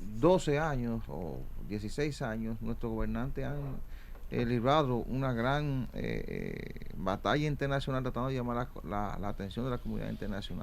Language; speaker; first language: Spanish; native; Spanish